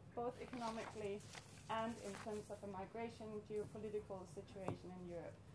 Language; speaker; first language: English; non-native, fluent; Danish